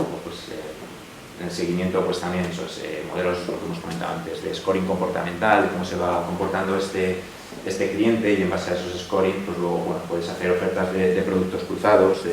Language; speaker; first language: Spanish; native; Spanish